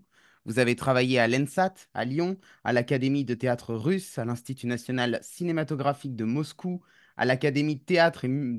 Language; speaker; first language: French; native; French